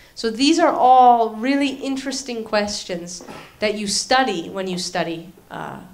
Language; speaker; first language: English; native; English